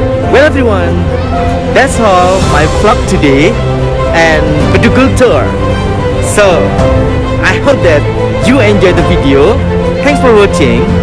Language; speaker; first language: English; non-native, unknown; Indonesian